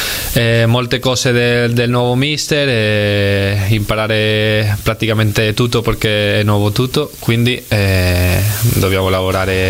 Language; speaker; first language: Italian; non-native, fluent; Spanish